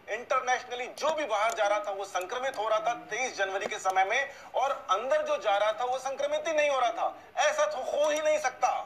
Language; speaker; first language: Hindi; native; Hindi